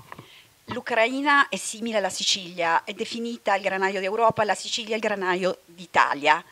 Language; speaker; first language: Italian; native; Italian